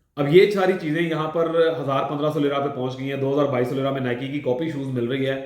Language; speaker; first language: Urdu; non-native, local second language; Punjabi